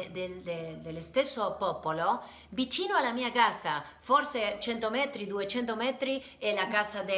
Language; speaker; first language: Italian; non-native, learner; Spanish